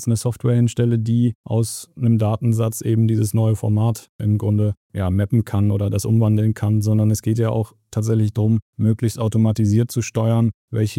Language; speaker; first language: German; native; German